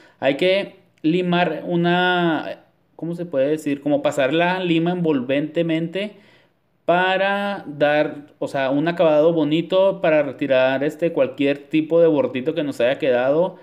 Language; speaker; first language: Spanish; native; Spanish